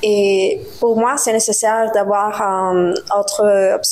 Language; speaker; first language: French; non-native, learner; Spanish